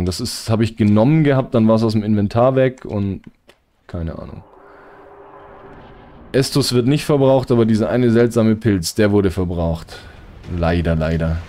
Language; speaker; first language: German; native; German